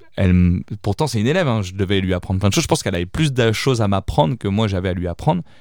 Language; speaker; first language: French; early bilingual, other home language; Italian